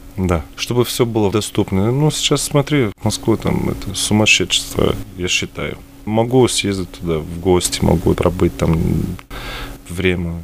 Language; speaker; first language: Russian; early bilingual, other home language; Arabic